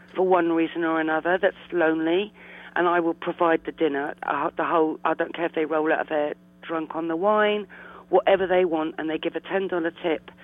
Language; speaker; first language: English; native; English